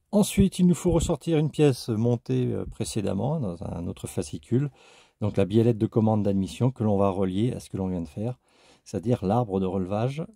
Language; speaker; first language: French; native; French